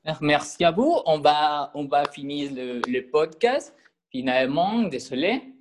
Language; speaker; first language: French; non-native, learner; Spanish